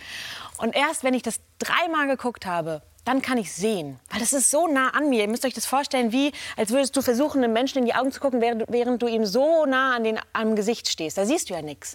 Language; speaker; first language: German; native; German